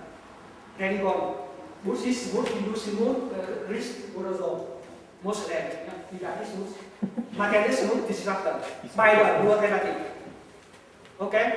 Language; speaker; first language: German; non-native, learner; Vietnamese